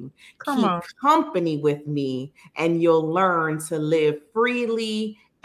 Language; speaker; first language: English; native; English